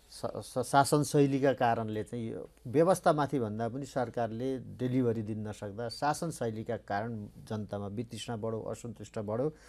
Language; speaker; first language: Nepali; native; Nepali